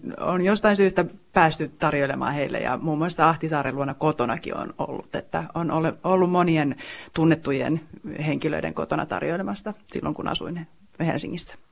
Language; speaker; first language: Finnish; non-native, local second language; Swedish